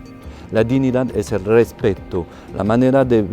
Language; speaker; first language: Spanish; non-native, fluent; French